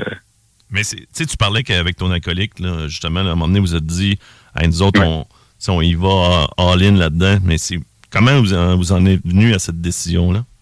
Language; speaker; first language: French; native; French